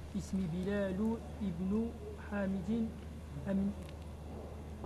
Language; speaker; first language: Arabic; non-native, learner; French